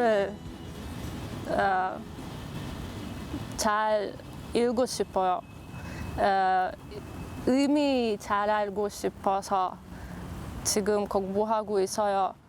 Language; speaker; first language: Korean; non-native, learner; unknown